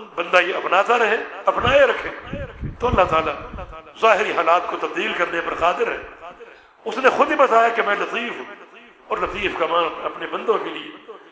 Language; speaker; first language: Urdu; native; Urdu